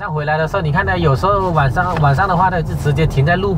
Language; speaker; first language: Chinese; native; Chinese